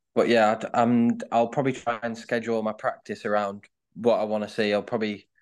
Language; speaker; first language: English; native; English